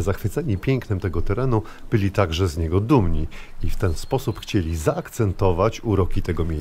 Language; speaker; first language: Polish; native; Polish